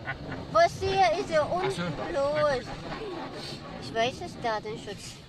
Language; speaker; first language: German; non-native, learner; Filipino